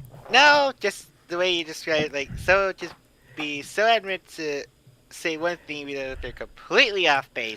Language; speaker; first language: English; native; English